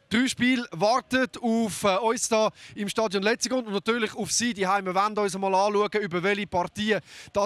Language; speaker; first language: German; native; German